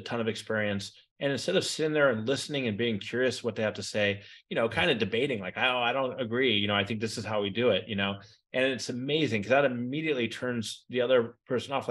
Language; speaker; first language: English; native; English